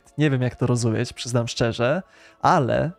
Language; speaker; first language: Polish; native; Polish